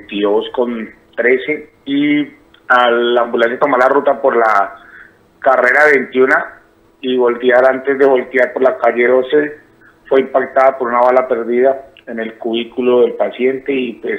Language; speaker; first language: Spanish; native; Spanish